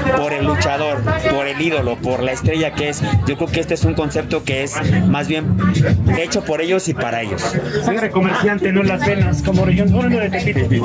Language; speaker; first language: Spanish; native; Spanish